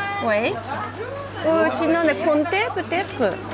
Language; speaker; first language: French; non-native, learner; Japanese